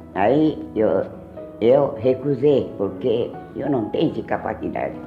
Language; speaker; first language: Portuguese; early bilingual, heritage; Japanese